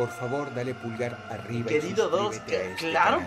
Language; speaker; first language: Spanish; native; Spanish